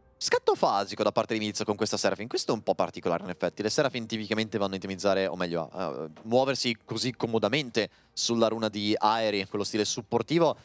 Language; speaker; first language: Italian; native; Italian